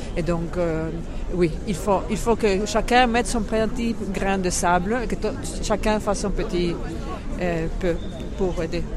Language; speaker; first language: French; non-native, fluent; Spanish